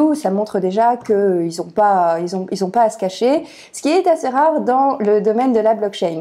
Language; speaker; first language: French; native; French